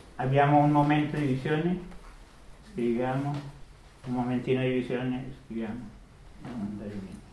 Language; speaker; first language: Italian; non-native, fluent; Spanish